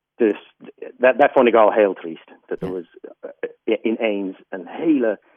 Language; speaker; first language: Dutch; non-native, fluent; English